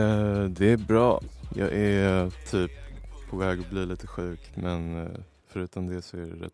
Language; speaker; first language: Swedish; native; Swedish